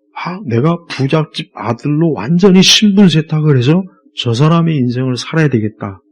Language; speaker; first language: Korean; native; Korean